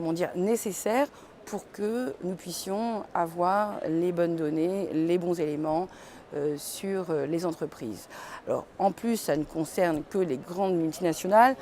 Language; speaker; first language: French; native; French